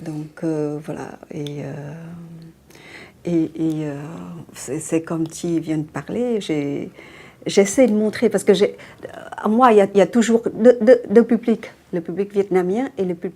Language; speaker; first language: French; non-native, fluent; Vietnamese